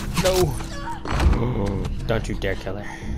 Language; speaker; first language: English; native; English